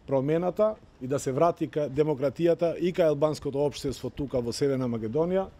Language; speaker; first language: Macedonian; non-native, local second language; Albanian